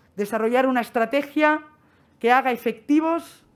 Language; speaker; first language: Spanish; non-native, local second language; Catalan